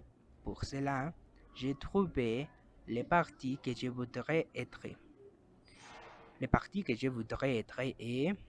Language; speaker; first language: French; non-native, learner; Spanish